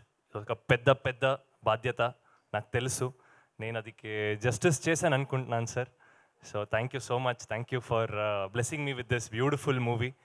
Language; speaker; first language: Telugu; non-native, learner; Kannada